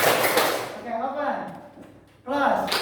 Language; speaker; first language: English; non-native, fluent; Indonesian